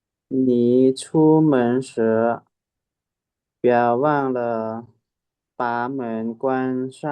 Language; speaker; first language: Chinese; non-native, learner; Lao